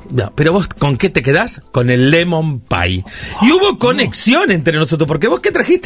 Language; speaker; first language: Spanish; native; Spanish